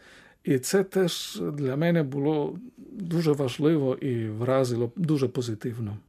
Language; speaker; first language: Ukrainian; non-native, fluent; Spanish